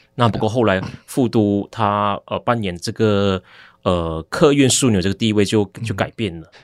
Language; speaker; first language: Chinese; native; Chinese